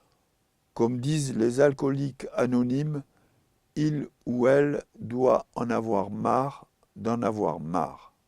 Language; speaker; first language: French; native; French